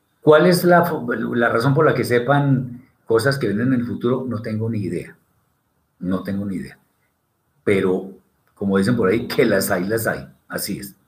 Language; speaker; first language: Spanish; native; Spanish